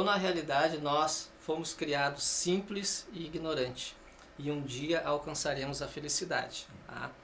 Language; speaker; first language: Portuguese; native; Portuguese